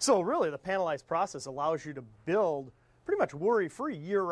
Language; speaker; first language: English; native; English